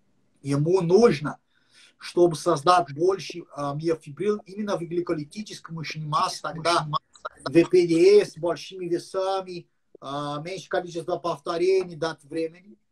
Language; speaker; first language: Russian; non-native, learner; English